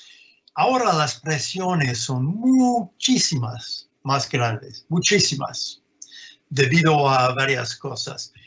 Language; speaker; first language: Spanish; non-native, fluent; English